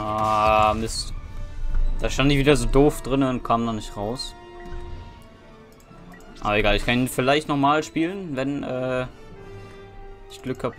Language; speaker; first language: German; native; German